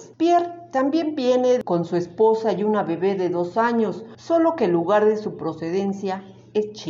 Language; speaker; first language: Spanish; native; Spanish